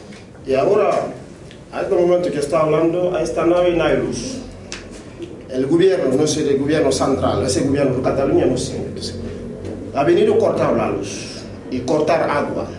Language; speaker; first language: Spanish; non-native, local second language; French